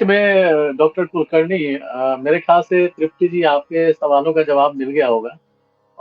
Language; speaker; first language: Hindi; native; Hindi